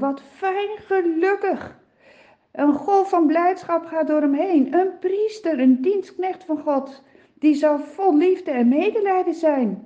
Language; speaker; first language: Dutch; native; Dutch